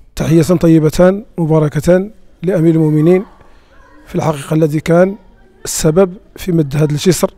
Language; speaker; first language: Arabic; native; Arabic